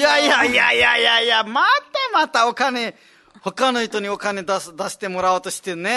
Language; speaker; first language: Japanese; native; Japanese